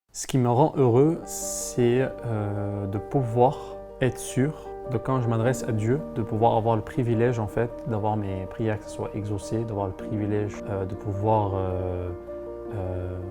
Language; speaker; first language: French; non-native, fluent; Arabic